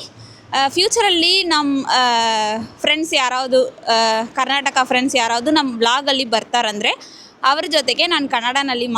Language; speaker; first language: Kannada; non-native, local second language; Tamil